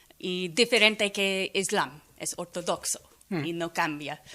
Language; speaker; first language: Spanish; non-native, fluent; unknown